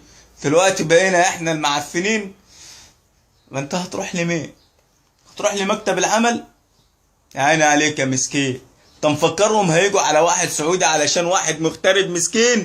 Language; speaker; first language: Arabic; native; Arabic